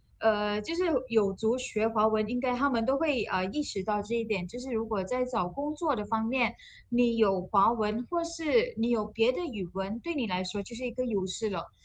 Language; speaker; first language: Chinese; non-native, local second language; Malay